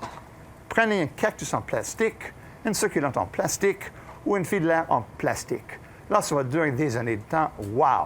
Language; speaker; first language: French; native; French